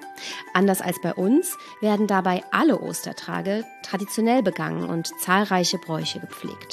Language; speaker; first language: German; native; German